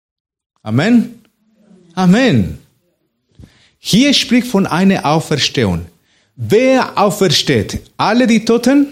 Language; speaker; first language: German; non-native, fluent; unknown